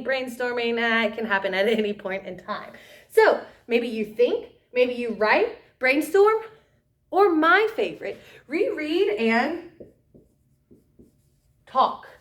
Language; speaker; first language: English; native; English